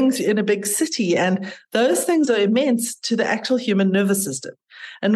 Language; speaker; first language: English; native; English